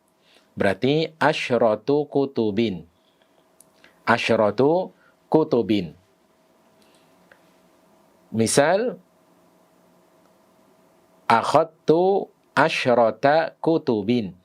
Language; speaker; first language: Arabic; non-native, fluent; Indonesian